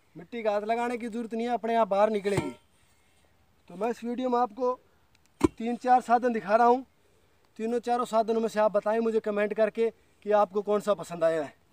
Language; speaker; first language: Hindi; native; Hindi